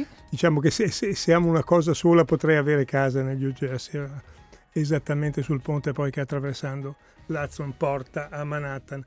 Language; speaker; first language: Italian; native; Italian